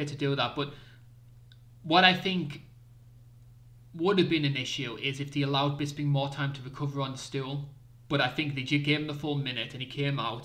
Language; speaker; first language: English; native; English